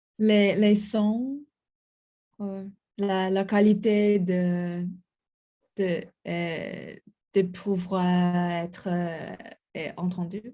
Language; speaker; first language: French; non-native, learner; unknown